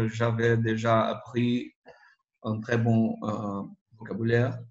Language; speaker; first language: French; non-native, learner; Portuguese